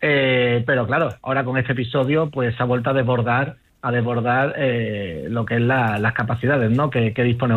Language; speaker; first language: Spanish; native; Spanish